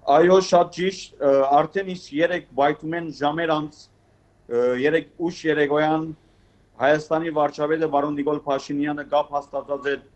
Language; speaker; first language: Armenian; early bilingual, heritage; Armenian